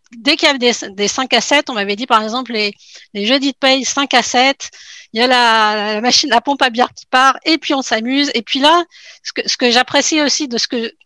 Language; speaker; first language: French; native; French